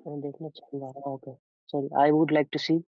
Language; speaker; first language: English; non-native, learner; Hindi